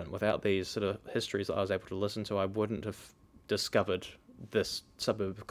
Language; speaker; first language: English; native; English